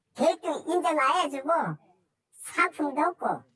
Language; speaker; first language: Korean; native; Korean